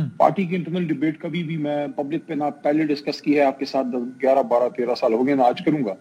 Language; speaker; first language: Urdu; non-native, local second language; Pashto